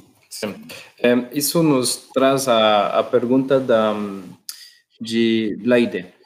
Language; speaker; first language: Portuguese; non-native, learner; Spanish